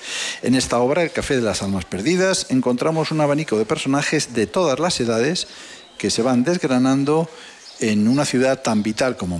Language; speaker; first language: Spanish; native; Spanish